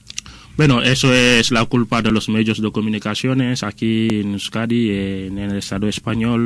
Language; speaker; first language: Spanish; non-native, fluent; Wolof